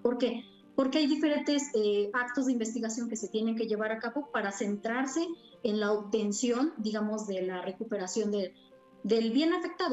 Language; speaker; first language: Spanish; native; Spanish